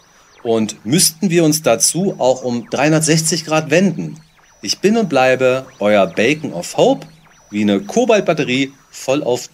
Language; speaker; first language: German; native; German